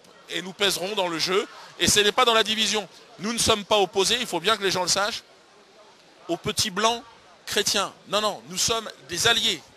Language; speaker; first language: French; native; French